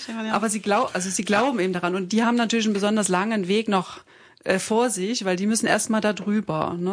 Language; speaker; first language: German; native; German